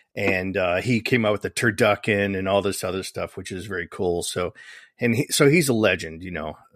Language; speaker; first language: English; native; English